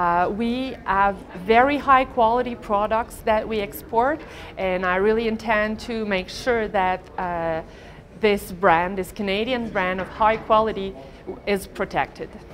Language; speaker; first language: English; non-native, fluent; French